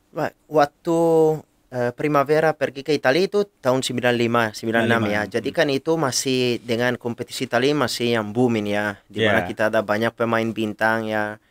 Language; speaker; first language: Indonesian; non-native, fluent; Italian